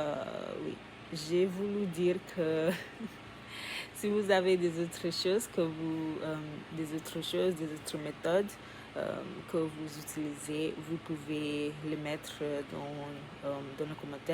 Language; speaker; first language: French; non-native, learner; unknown